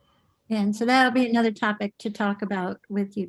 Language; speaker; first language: English; native; English